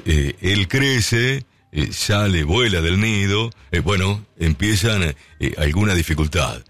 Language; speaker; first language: Spanish; native; Spanish